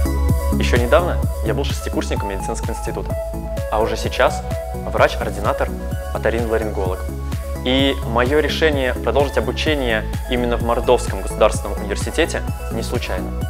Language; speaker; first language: Russian; native; Russian